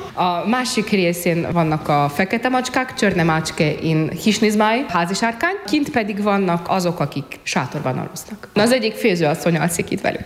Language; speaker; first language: Hungarian; native; Hungarian